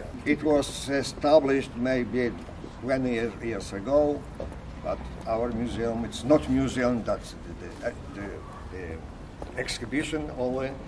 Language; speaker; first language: English; non-native, learner; Polish